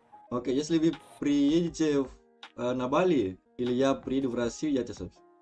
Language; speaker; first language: Russian; non-native, fluent; Indonesian